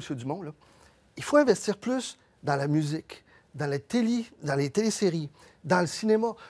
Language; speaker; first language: French; early bilingual, other home language; Spanish